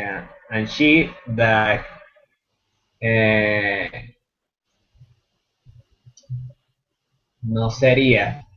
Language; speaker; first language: English; non-native, learner; Spanish